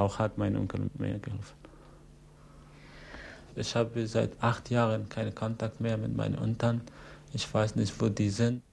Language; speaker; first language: German; non-native, learner; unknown